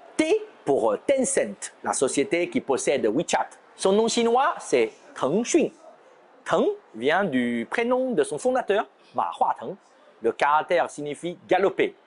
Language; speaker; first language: French; non-native, fluent; Chinese